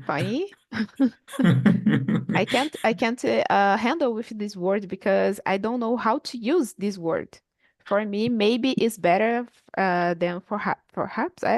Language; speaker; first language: English; non-native, learner; Portuguese